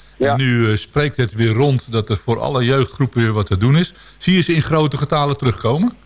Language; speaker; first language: Dutch; native; Dutch